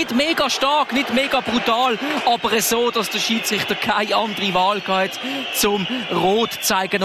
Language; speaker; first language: German; native; German